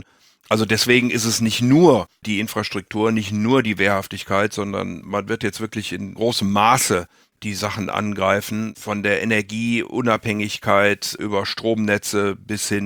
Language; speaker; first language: German; native; German